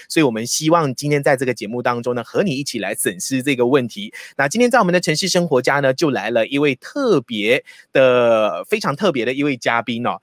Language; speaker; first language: Chinese; native; Chinese